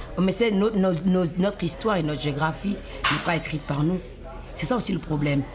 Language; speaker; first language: French; non-native, local second language; Fon